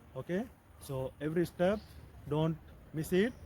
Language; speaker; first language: English; non-native, local second language; Tamil